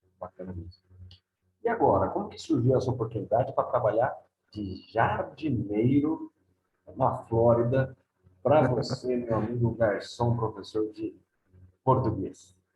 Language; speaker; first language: Portuguese; native; Portuguese